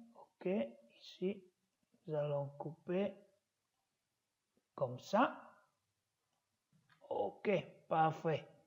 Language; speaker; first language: French; non-native, learner; Italian